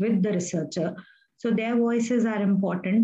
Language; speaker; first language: English; non-native, local second language; Hindi